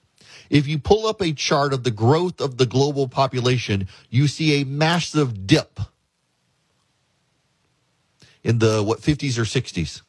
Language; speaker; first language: English; native; English